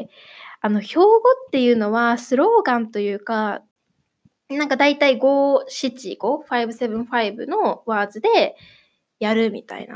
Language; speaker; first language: Japanese; native; Japanese